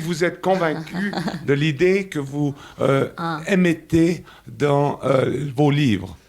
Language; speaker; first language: French; native; French